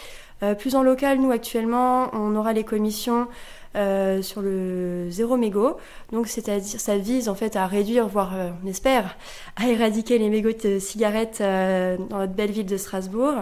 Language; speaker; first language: French; native; French